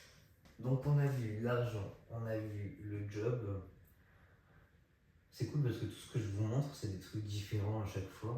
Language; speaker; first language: French; native; French